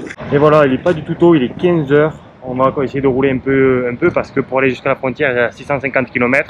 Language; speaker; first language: French; native; French